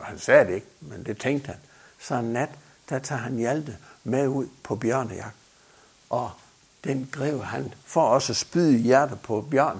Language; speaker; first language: Danish; native; Danish